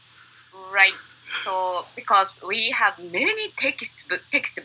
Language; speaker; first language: English; non-native, learner; Japanese